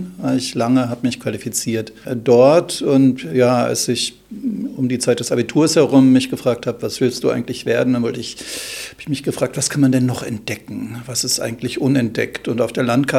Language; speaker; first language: German; native; German